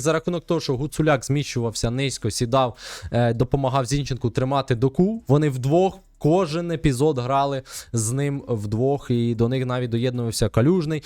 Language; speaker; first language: Ukrainian; native; Ukrainian